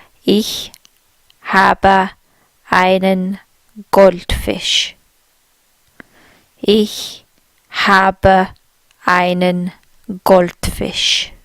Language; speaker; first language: German; non-native, fluent; English